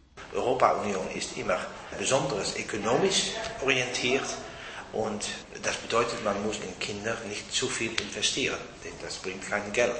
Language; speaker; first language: German; non-native, fluent; Dutch